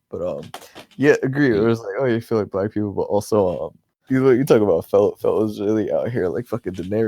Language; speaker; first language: English; native; English